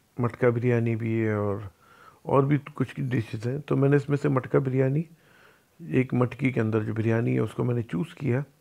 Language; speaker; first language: Urdu; native; Urdu